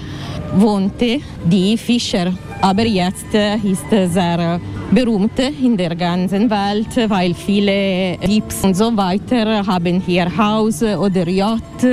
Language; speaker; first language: German; non-native, learner; Italian